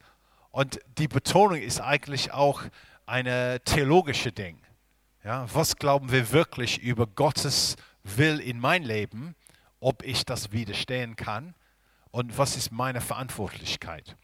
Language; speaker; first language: German; non-native, fluent; English